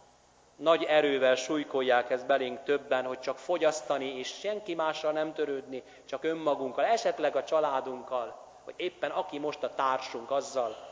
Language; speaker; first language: Hungarian; native; Hungarian